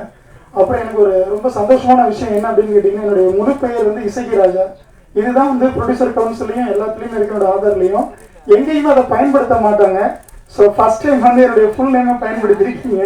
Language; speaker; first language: Tamil; native; Tamil